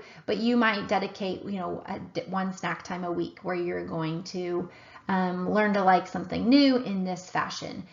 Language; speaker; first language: English; native; English